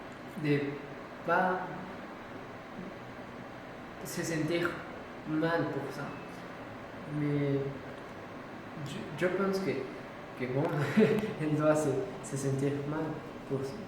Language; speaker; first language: French; non-native, learner; Spanish